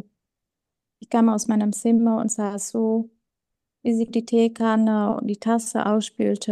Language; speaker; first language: German; early bilingual, other home language; Vietnamese